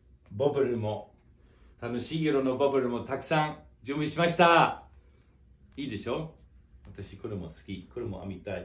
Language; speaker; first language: Japanese; non-native, fluent; German